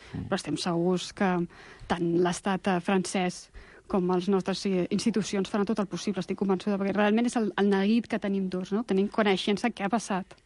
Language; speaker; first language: Catalan; non-native, local second language; Spanish